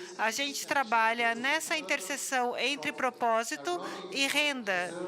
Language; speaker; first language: Portuguese; non-native, fluent; English